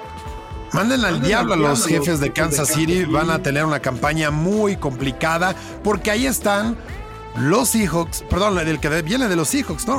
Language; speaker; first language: Spanish; native; Spanish